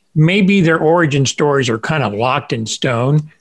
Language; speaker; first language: English; early bilingual, other home language; Spanish